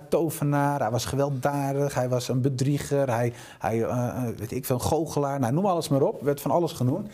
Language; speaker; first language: Dutch; native; Dutch